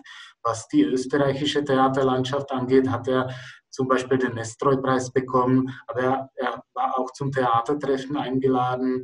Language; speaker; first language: German; non-native, fluent; Czech